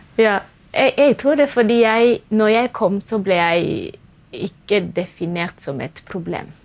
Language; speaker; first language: Norwegian; non-native, fluent; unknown